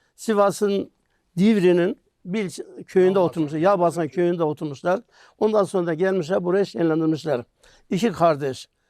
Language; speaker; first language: Turkish; non-native, local second language; Kurdish